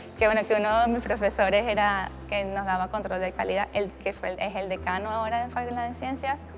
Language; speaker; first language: Spanish; native; Spanish